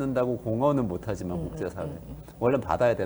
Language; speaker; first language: Korean; native; Korean